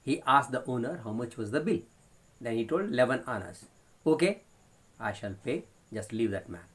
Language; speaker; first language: English; non-native, local second language; Kannada